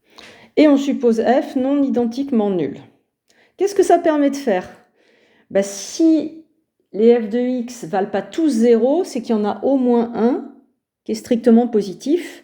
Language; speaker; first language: French; native; French